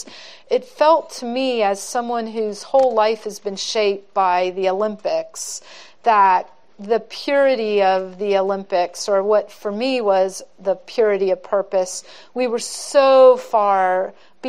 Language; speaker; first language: English; native; English